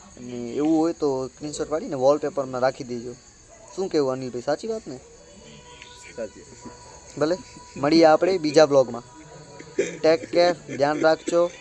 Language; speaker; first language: Gujarati; non-native, local second language; Kachhi